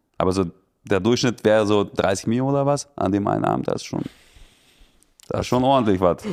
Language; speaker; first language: German; early bilingual, other home language; Russian